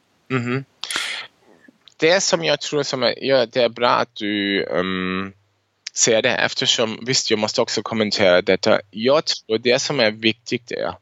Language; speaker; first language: Swedish; non-native, fluent; German